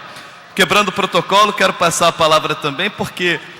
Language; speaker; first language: Portuguese; native; Portuguese